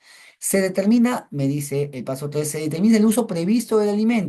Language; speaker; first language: Spanish; native; Spanish